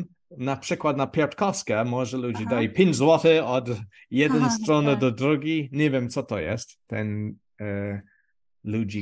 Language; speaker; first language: Polish; non-native, learner; English